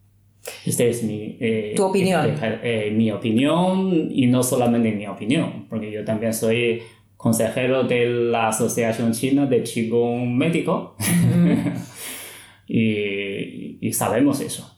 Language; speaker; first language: Spanish; non-native, fluent; Chinese